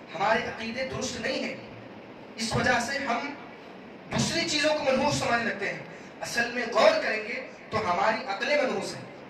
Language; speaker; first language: Urdu; native; Urdu